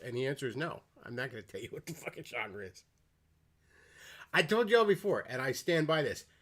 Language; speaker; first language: English; native; English